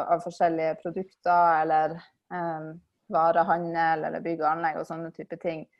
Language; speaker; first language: Norwegian; native; Norwegian